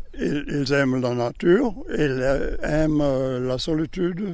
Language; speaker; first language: French; non-native, learner; German